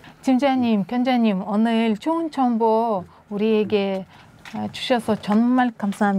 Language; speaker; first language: Korean; non-native, learner; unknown